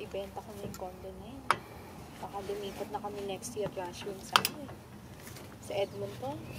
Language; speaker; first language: Filipino; native; Filipino